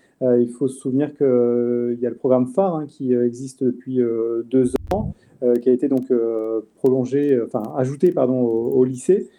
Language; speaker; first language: French; native; French